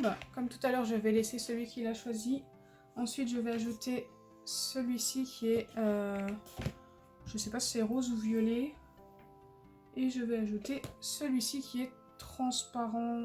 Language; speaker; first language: French; native; French